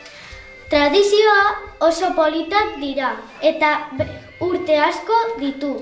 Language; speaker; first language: Basque; non-native, local second language; Spanish